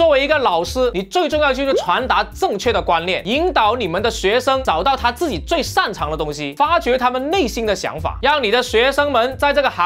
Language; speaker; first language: Chinese; non-native, local second language; Cantonese